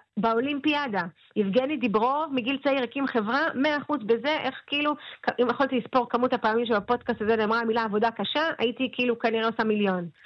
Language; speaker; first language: Hebrew; early bilingual, other home language; Russian